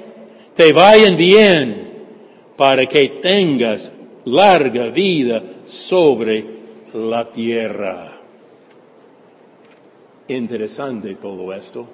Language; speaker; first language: Spanish; non-native, fluent; English